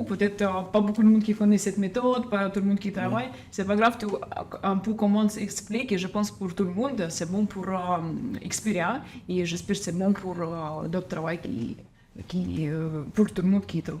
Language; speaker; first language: French; non-native, learner; Ukrainian